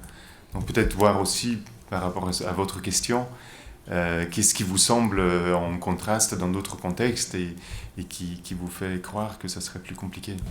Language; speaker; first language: French; native; French